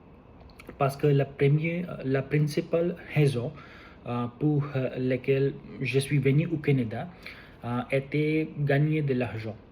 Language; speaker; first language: French; non-native, learner; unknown